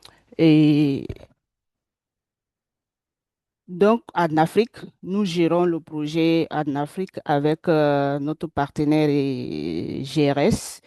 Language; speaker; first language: French; non-native, local second language; Susu